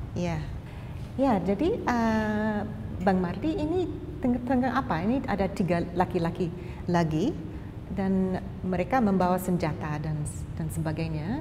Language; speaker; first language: Indonesian; non-native, fluent; English